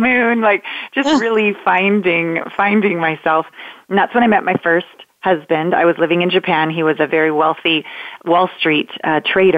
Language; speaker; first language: English; native; English